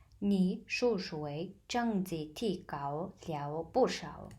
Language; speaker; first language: Chinese; non-native, fluent; Mongolian